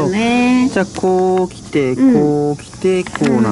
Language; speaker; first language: Japanese; native; Japanese